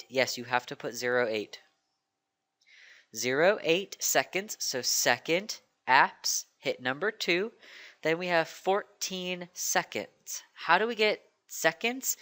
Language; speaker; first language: English; native; English